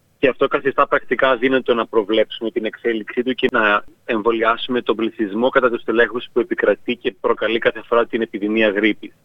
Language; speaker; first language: Greek; native; Greek